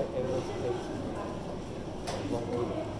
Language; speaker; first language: English; non-native, learner; Spanish